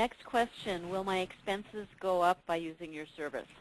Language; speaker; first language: English; native; English